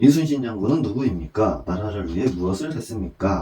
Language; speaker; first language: Korean; native; Korean